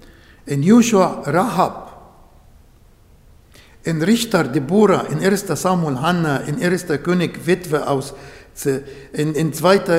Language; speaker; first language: German; non-native, learner; Arabic